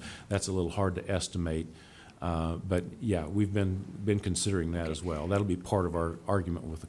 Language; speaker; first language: English; native; English